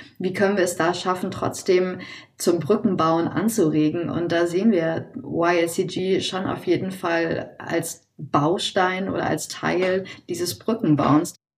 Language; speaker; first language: German; native; German